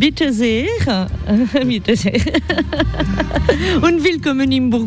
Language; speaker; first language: German; non-native, fluent; French